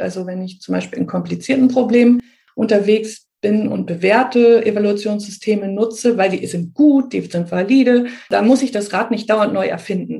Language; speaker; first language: German; native; German